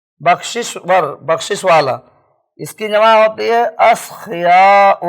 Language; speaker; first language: Urdu; native; Urdu